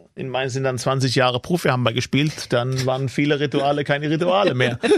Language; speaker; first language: German; non-native, fluent; Swedish